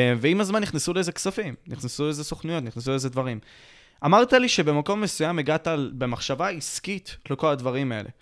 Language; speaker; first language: Hebrew; native; Hebrew